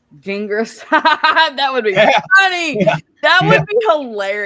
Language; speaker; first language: English; native; English